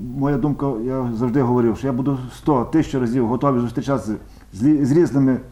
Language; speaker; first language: Ukrainian; native; Ukrainian